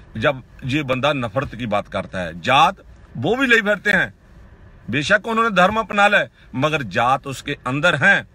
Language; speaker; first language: Hindi; non-native, local second language; Punjabi